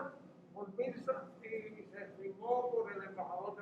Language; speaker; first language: Spanish; native; Spanish